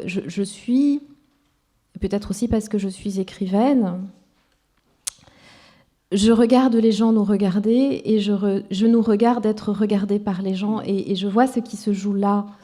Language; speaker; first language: French; non-native, local second language; Kinyarwanda